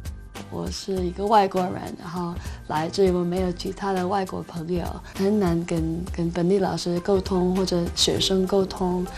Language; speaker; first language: Chinese; non-native, fluent; English